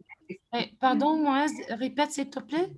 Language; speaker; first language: French; non-native, fluent; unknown